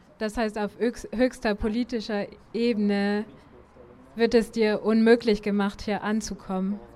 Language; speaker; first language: German; native; German